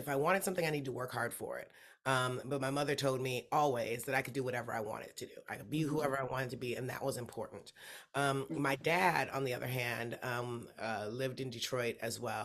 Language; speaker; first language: English; native; English